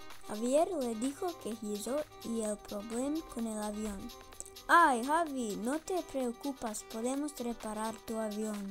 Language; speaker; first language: Spanish; non-native, learner; English